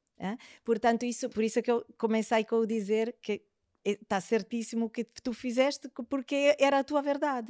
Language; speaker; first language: Portuguese; native; Portuguese